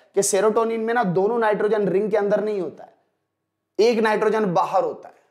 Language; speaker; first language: Hindi; native; Hindi